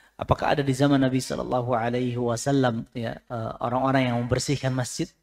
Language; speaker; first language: Indonesian; native; Indonesian